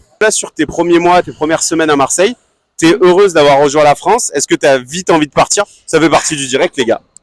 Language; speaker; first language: French; native; French